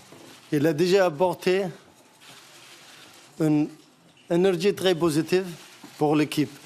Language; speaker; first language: French; non-native, learner; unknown